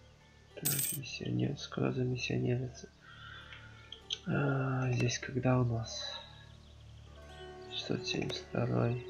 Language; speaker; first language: Russian; native; Russian